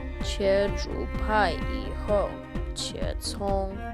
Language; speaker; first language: Chinese; non-native, learner; English